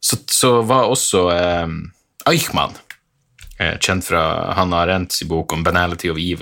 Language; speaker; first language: Norwegian; native; Norwegian